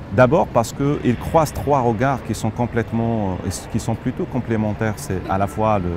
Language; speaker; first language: French; non-native, local second language; Arabic